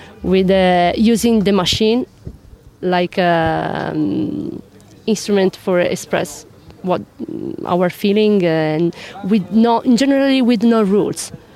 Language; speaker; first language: English; non-native, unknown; Italian